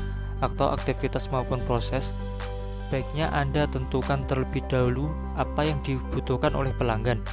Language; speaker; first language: Indonesian; native; Indonesian